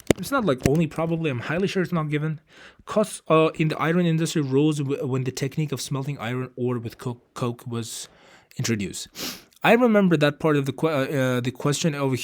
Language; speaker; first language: English; non-native, fluent; Uzbek